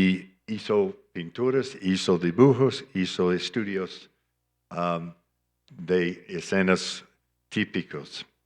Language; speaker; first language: Spanish; non-native, fluent; English